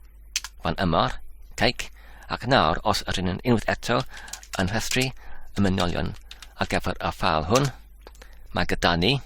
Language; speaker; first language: Welsh; non-native, learner; English